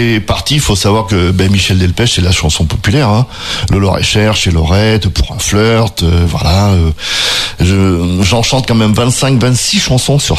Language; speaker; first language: French; native; French